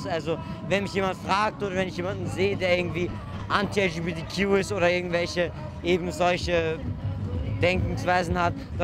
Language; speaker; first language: German; native; German